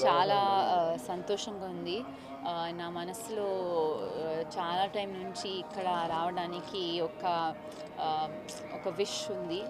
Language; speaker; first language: Telugu; non-native, learner; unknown